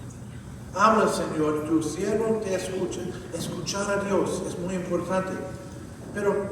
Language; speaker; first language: Spanish; non-native, fluent; English